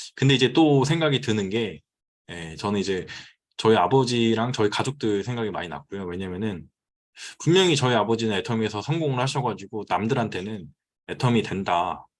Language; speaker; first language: Korean; native; Korean